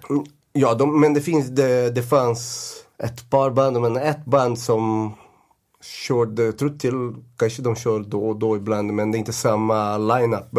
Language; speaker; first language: Swedish; non-native, fluent; Portuguese